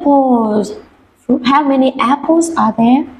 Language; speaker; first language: English; non-native, fluent; Vietnamese